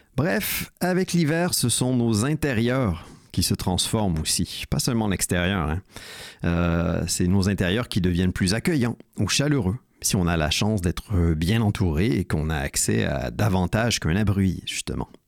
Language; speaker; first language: French; native; French